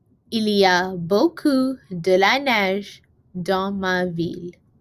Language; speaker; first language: French; non-native, learner; English